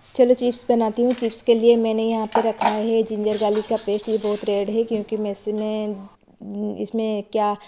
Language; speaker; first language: Hindi; non-native, local second language; Odia